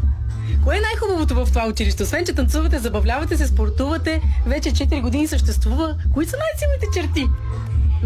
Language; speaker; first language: Bulgarian; native; Bulgarian